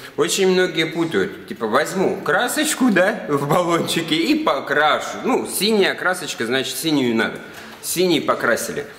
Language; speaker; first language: Russian; native; Russian